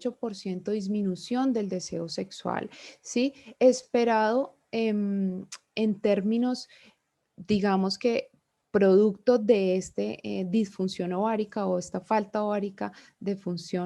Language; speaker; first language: Spanish; native; Spanish